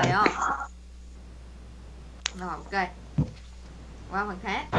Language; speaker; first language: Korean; non-native, fluent; Vietnamese